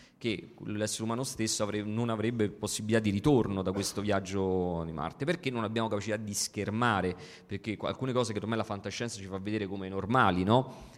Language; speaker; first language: Italian; native; Italian